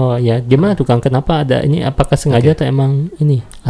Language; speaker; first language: Indonesian; native; Indonesian